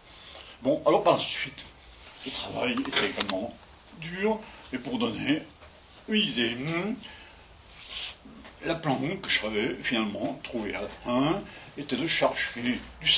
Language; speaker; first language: French; native; French